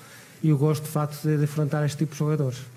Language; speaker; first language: Portuguese; non-native, fluent; Spanish